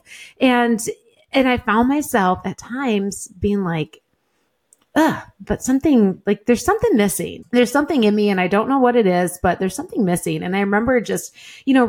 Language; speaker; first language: English; native; English